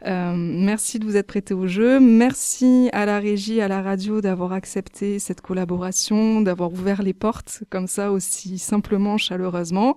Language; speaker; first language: French; native; French